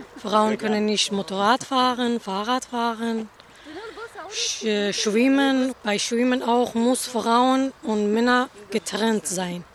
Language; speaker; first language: German; non-native, learner; Persian